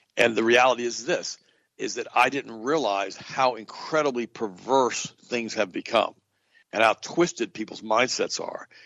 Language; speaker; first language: English; native; English